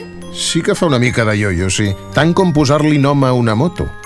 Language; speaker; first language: Catalan; native; Catalan